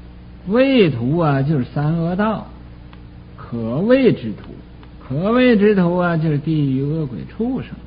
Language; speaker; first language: Chinese; native; Chinese